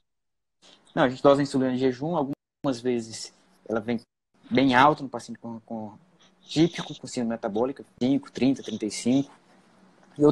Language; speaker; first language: Portuguese; native; Portuguese